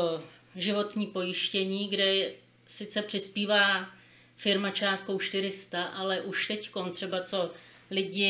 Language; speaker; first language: Czech; native; Czech